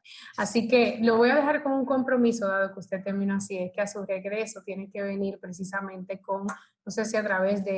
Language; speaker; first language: Spanish; native; Spanish